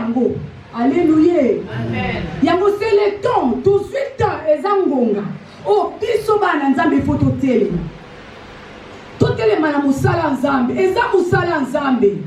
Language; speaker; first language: Lingala; native; Lingala